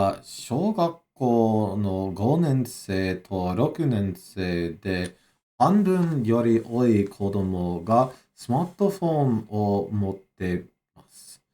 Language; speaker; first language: Japanese; non-native, learner; English